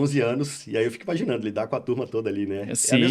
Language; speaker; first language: Portuguese; native; Portuguese